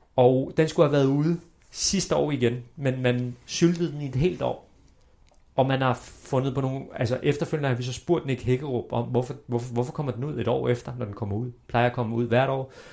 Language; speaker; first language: Danish; early bilingual, other home language; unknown